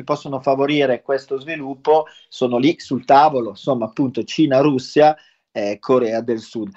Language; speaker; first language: Italian; native; Italian